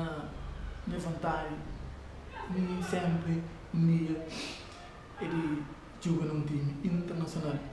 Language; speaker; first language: Portuguese; non-native, learner; Kabuverdianu